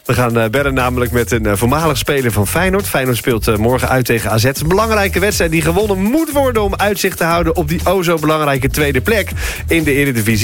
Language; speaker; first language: Dutch; native; Dutch